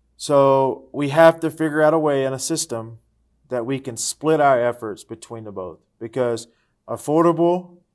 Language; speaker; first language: English; native; English